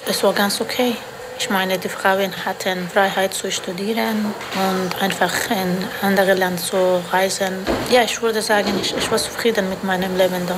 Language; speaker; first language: German; non-native, learner; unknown